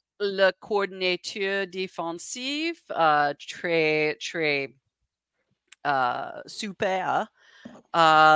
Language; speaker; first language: French; non-native, learner; English